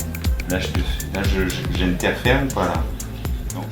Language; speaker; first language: French; native; French